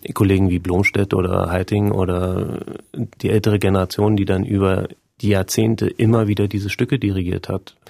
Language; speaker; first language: German; native; German